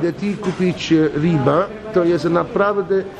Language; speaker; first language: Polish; non-native, learner; Italian